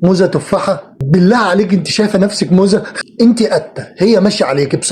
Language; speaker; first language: Arabic; native; Arabic